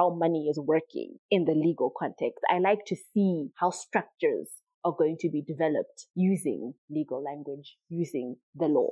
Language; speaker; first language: English; non-native, local second language; Shona